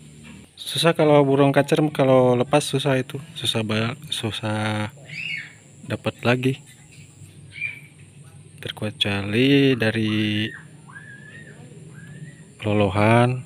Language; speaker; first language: Indonesian; non-native, local second language; Sundanese